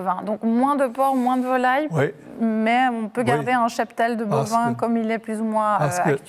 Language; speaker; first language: French; native; French